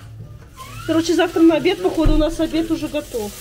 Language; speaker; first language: Russian; native; Russian